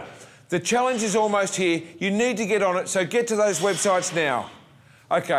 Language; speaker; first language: English; native; English